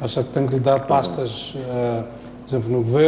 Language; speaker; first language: Portuguese; native; Portuguese